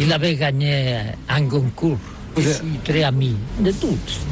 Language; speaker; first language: French; non-native, learner; Catalan